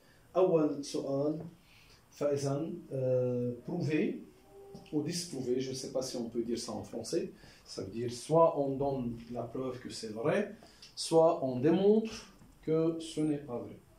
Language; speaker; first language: French; non-native, local second language; Arabic